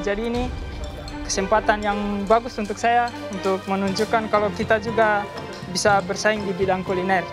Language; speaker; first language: Indonesian; non-native, local second language; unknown